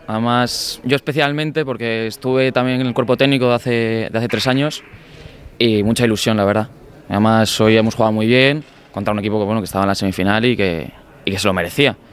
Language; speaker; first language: Spanish; native; Spanish